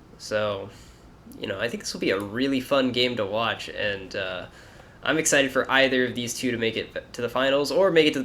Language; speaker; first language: English; native; English